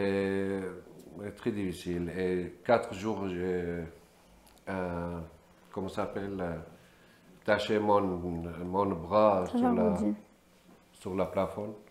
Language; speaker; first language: French; non-native, learner; Kurdish